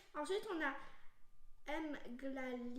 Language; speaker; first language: French; native; French